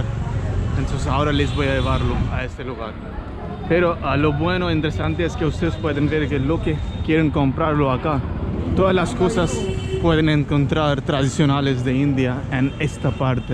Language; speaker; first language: Spanish; non-native, learner; Hindi